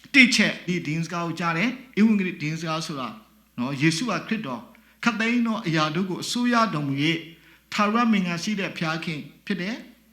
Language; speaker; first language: Burmese; non-native, local second language; S'gaw Karen